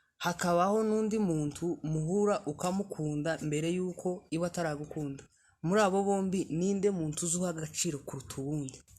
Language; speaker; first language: Kinyarwanda; native; Kinyarwanda